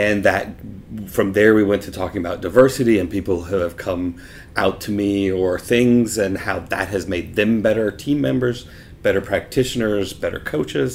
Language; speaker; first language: English; native; English